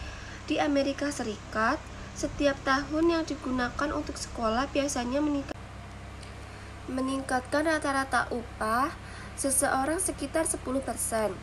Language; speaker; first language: Indonesian; native; Indonesian